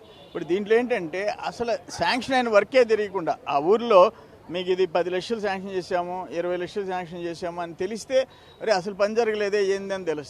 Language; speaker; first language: Telugu; native; Telugu